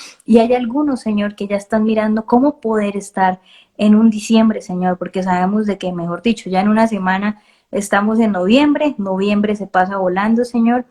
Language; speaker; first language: Spanish; native; Spanish